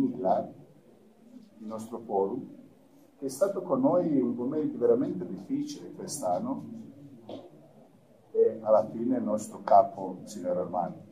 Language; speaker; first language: Italian; non-native, fluent; Croatian